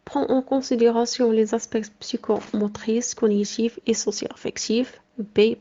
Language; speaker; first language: French; non-native, local second language; Arabic